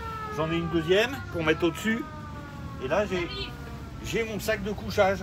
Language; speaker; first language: French; native; French